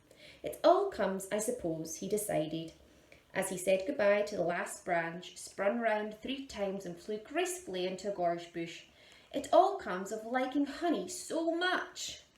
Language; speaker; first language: English; native; English